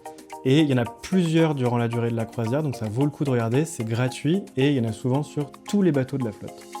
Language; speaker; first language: French; native; French